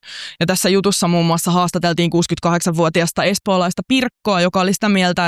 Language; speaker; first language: Finnish; native; Finnish